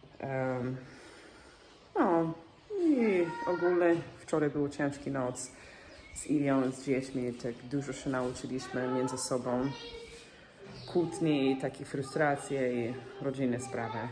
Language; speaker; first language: Polish; non-native, fluent; English